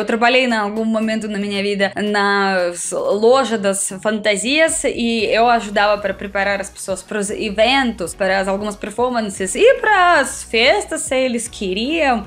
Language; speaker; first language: Portuguese; non-native, fluent; Russian